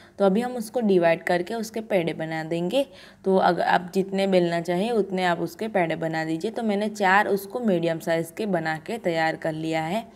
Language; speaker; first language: Hindi; non-native, local second language; Gujarati